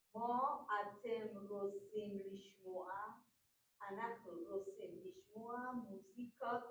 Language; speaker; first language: Hebrew; non-native, learner; English